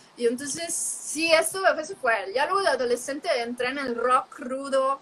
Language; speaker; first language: Spanish; non-native, fluent; Italian